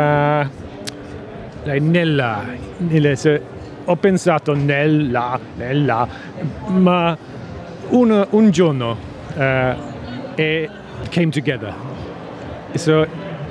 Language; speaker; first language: Italian; non-native, learner; English